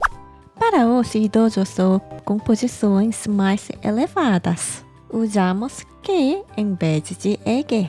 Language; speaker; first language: Portuguese; non-native, learner; Korean